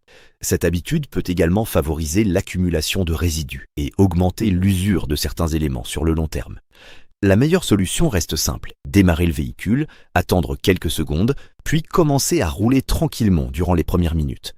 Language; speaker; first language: French; native; French